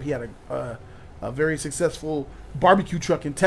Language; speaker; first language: English; native; English